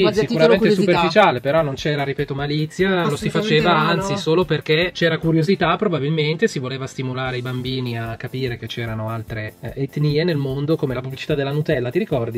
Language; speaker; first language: Italian; native; Italian